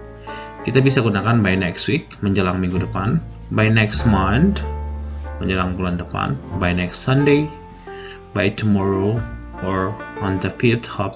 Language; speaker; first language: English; non-native, fluent; Indonesian